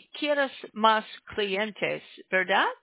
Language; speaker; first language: Spanish; non-native, learner; English